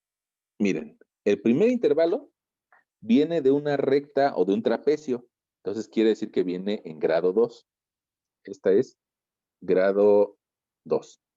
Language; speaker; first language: Spanish; native; Spanish